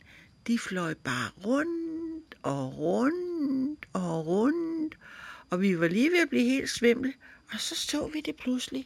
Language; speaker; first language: Danish; native; Danish